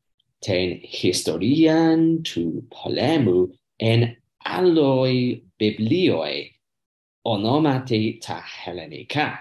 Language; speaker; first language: Greek; non-native, learner; English